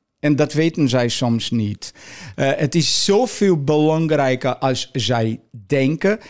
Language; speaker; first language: Dutch; non-native, fluent; Portuguese